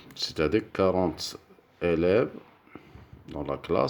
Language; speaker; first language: French; non-native, local second language; Arabic